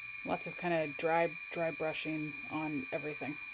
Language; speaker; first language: English; native; English